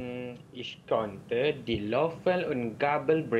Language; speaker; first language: German; non-native, learner; Malay